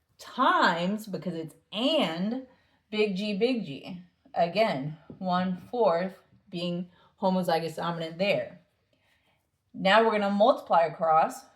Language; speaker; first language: English; native; English